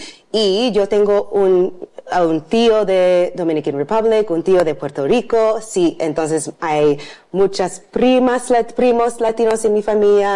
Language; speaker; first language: Spanish; non-native, learner; English